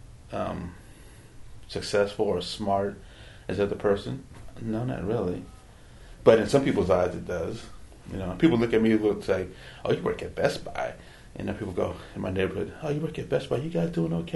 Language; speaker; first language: English; native; English